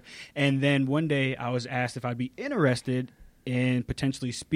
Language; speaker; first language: English; native; English